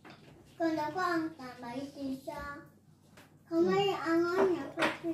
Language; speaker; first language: Vietnamese; early bilingual, heritage; Vietnamese